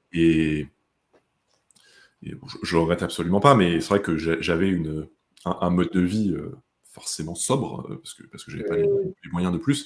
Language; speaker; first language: French; native; French